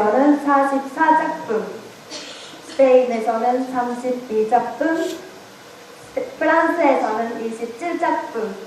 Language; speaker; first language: Korean; non-native, learner; Japanese